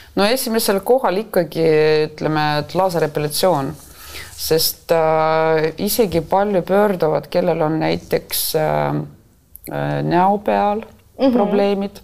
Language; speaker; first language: Estonian; non-native, local second language; Russian